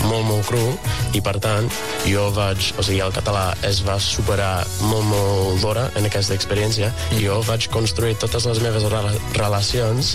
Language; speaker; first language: Catalan; non-native, fluent; English